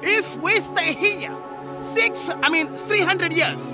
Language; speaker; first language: English; non-native, learner; Wolof